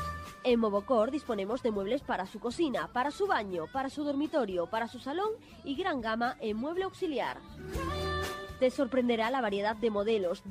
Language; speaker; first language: Spanish; native; Spanish